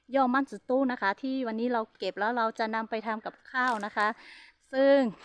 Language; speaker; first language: Thai; non-native, local second language; Hmong